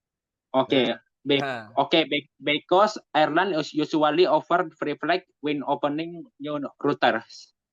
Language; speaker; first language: English; non-native, learner; Indonesian